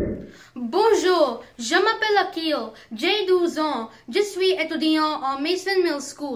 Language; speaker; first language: French; non-native, learner; English